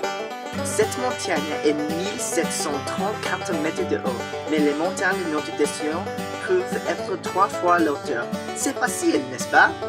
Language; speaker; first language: French; non-native, learner; English